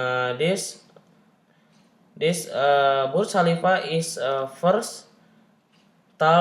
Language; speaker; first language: English; non-native, learner; Indonesian